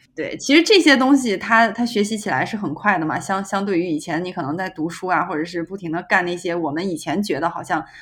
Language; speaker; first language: Chinese; native; Chinese